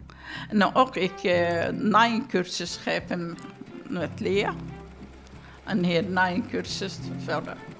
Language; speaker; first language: Dutch; non-native, learner; Turkish